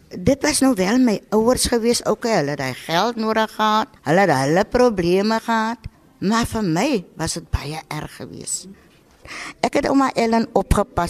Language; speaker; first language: Afrikaans; native; Afrikaans